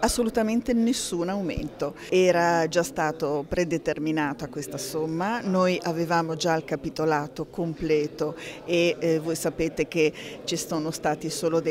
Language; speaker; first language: Italian; native; Italian